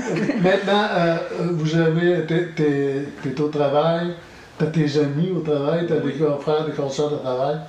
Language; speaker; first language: French; native; French